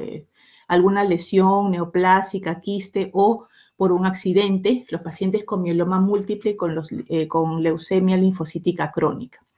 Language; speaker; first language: Spanish; native; Spanish